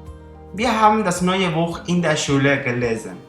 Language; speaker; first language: German; non-native, fluent; Spanish